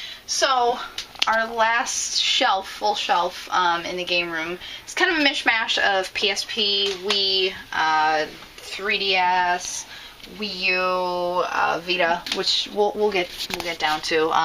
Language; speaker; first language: English; native; English